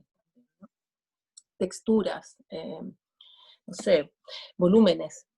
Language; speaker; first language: Spanish; native; Spanish